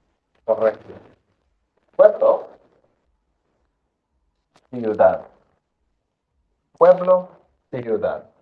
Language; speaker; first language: Spanish; non-native, fluent; English